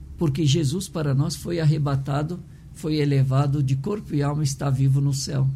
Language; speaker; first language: Portuguese; early bilingual, other home language; Arabic